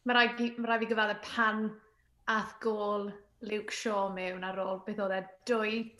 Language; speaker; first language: Welsh; native; Welsh